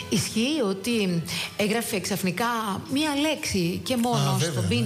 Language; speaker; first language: Greek; native; Greek